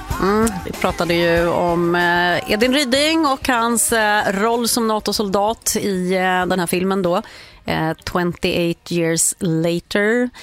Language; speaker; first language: Swedish; native; Swedish